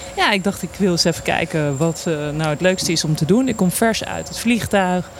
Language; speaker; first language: Dutch; native; Dutch